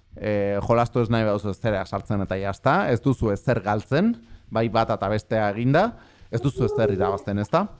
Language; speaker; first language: Basque; native; Basque